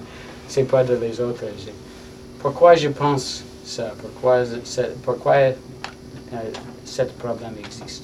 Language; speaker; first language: French; non-native, learner; English